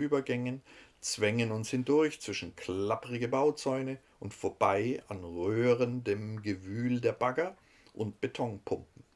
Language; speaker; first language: German; native; German